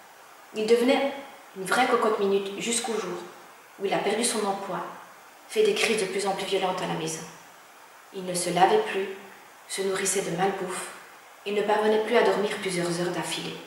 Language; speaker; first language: French; native; French